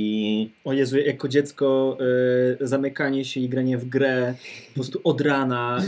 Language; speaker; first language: Polish; native; Polish